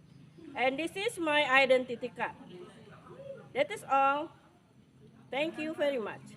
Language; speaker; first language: English; non-native, learner; Indonesian